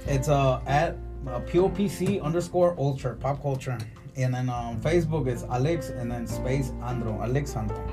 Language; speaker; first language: English; early bilingual, other home language; Spanish